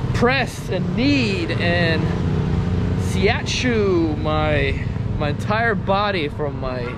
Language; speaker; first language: English; early bilingual, other home language; Vietnamese